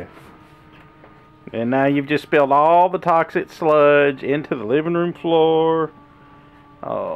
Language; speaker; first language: English; native; English